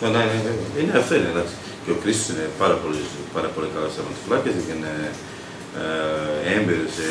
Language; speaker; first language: Greek; non-native, learner; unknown